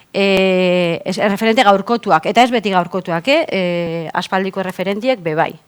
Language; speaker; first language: Basque; native; Basque